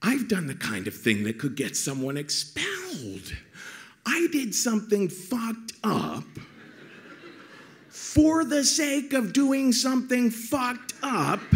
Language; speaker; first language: English; native; English